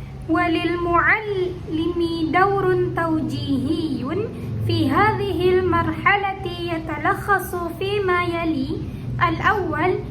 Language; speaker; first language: Arabic; non-native, learner; Indonesian